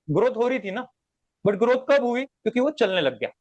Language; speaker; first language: Hindi; non-native, local second language; Marathi